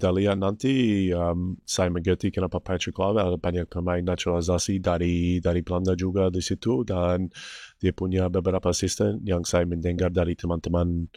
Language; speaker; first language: Indonesian; non-native, fluent; English